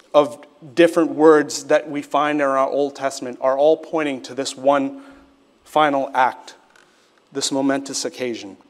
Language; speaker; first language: English; native; English